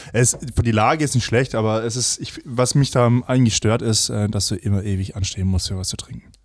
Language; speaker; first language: German; native; German